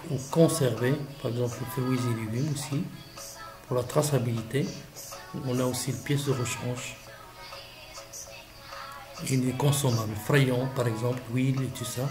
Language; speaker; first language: French; non-native, local second language; Arabic